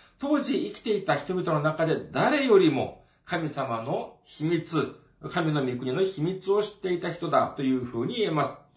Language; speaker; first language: Japanese; non-native, fluent; Korean